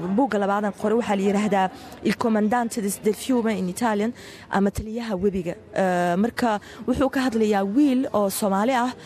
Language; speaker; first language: Somali; early bilingual, heritage; Somali